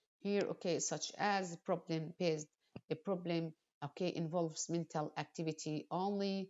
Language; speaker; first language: English; non-native, fluent; Arabic